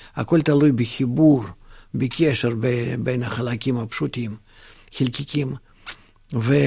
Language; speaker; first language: Hebrew; non-native, fluent; Russian